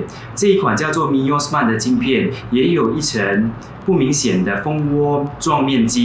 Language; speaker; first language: Chinese; native; Chinese